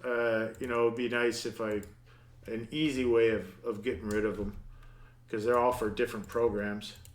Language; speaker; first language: English; native; English